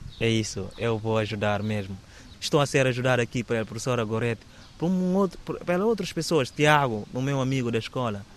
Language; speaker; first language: Portuguese; non-native, local second language; Upper Guinea Crioulo